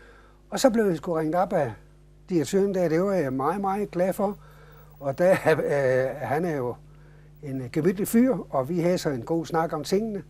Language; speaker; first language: Danish; native; Danish